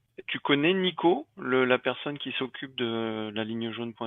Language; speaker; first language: French; native; French